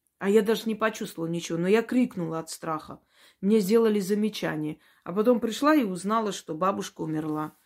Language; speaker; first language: Russian; non-native, local second language; Armenian